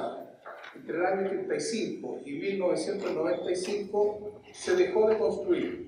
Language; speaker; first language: Spanish; native; Spanish